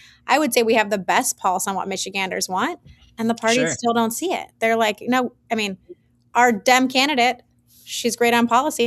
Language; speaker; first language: English; native; English